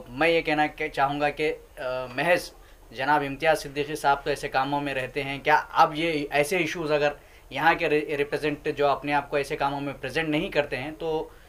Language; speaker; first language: Urdu; native; Urdu